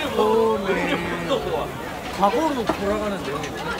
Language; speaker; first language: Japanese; non-native, learner; Korean